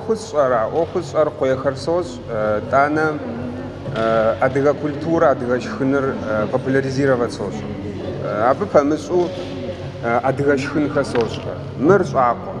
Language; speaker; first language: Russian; non-native, local second language; Adyghe